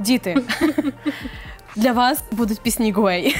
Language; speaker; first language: Ukrainian; native; Ukrainian